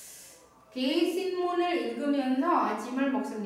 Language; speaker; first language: Korean; non-native, fluent; Indonesian